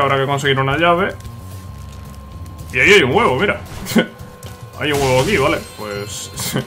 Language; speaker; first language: Spanish; native; Spanish